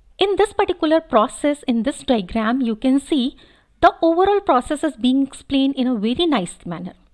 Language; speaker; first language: English; non-native, local second language; Hindi